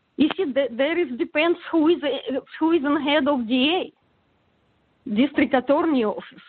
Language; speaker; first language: English; non-native, fluent; Russian